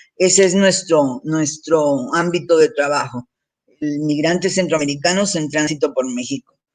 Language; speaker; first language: Spanish; early bilingual, heritage; Spanish